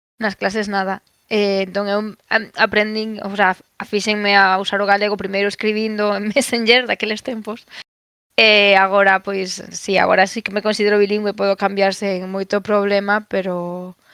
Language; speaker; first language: Galician; non-native, local second language; Spanish